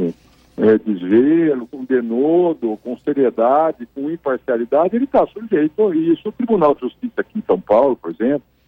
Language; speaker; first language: Portuguese; native; Portuguese